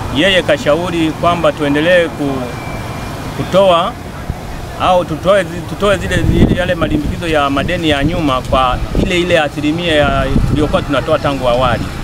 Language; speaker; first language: Swahili; native; Swahili